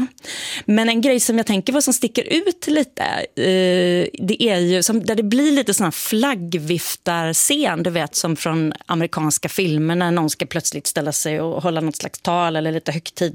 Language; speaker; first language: Swedish; native; Swedish